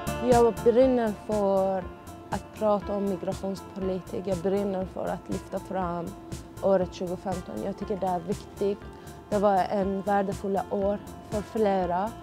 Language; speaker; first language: Swedish; non-native, fluent; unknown